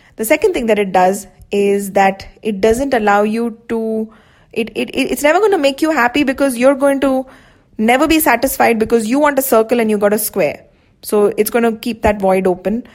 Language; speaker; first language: English; non-native, local second language; Hindi